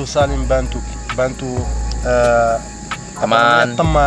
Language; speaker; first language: Indonesian; non-native, fluent; Arabic